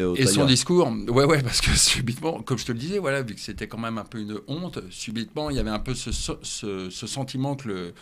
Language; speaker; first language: French; native; French